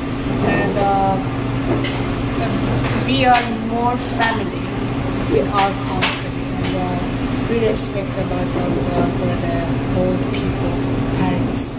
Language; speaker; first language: English; non-native, learner; Persian